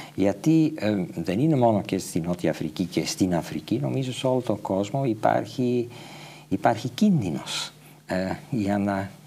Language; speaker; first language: Greek; non-native, fluent; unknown